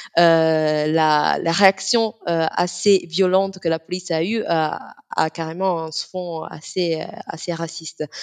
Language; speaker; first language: French; non-native, fluent; Italian